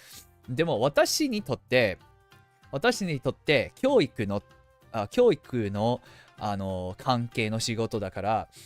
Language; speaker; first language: Japanese; non-native, fluent; English